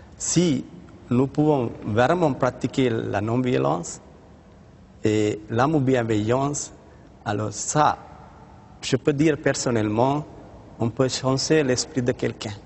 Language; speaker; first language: French; non-native, fluent; Sinhala